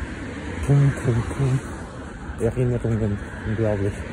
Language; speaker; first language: German; non-native, learner; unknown